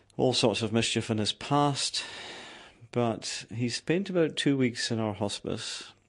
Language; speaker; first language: English; native; English